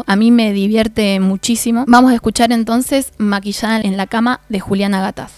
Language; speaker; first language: Spanish; native; Spanish